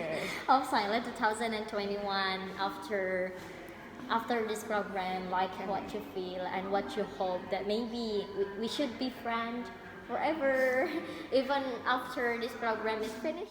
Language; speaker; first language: English; non-native, fluent; Indonesian